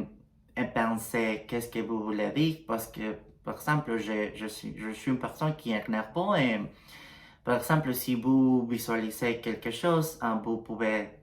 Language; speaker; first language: French; non-native, learner; Spanish